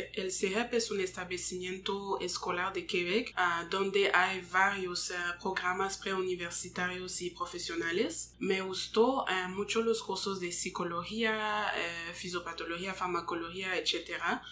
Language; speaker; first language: Spanish; non-native, fluent; English